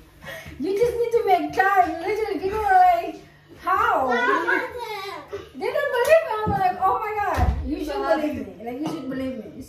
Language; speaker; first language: English; non-native, fluent; Indonesian